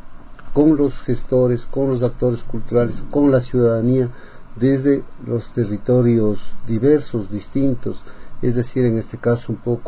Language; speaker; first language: Spanish; native; Spanish